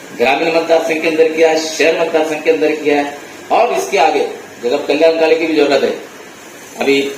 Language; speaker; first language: Hindi; non-native, local second language; Marathi